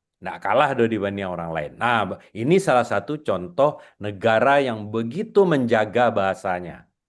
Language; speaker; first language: Indonesian; non-native, local second language; Minangkabau